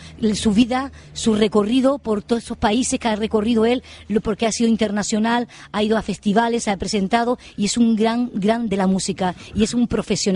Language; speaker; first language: Spanish; native; Spanish